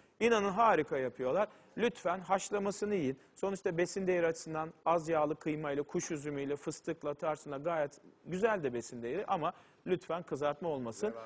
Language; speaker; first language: Turkish; native; Turkish